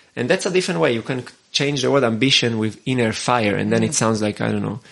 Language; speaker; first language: English; non-native, fluent; Hebrew